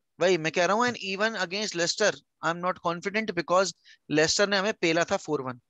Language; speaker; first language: Hindi; native; Hindi